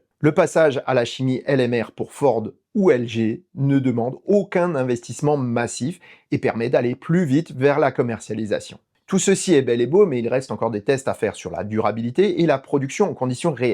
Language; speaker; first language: French; native; French